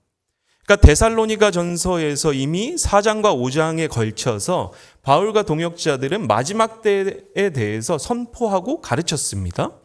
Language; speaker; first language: Korean; native; Korean